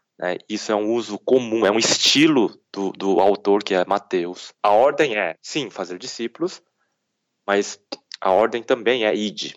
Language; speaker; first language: Portuguese; early bilingual, other home language; Korean